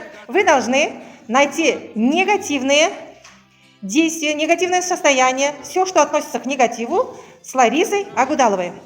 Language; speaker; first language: Russian; non-native, local second language; Kazakh